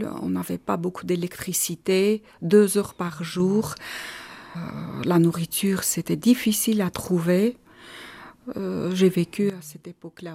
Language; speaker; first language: French; non-native, fluent; Armenian